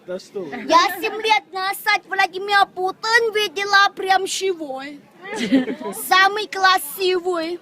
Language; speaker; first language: Russian; non-native, local second language; Kyrgyz